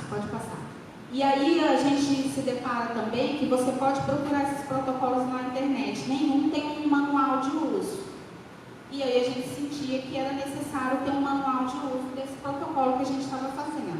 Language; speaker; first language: Portuguese; native; Portuguese